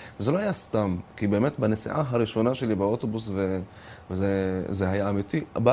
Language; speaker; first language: Hebrew; non-native, local second language; Arabic